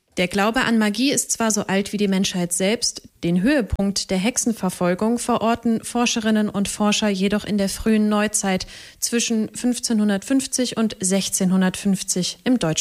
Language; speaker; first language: German; native; German